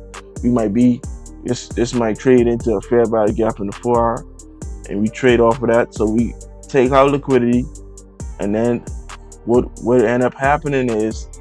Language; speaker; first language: English; native; English